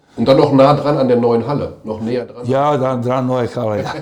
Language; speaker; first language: German; native; German